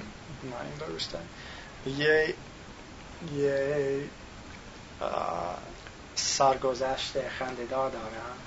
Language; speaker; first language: Tajik; non-native, learner; English